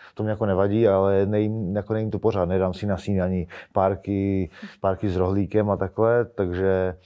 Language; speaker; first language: Czech; native; Czech